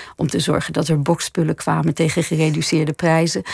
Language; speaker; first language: Dutch; native; Dutch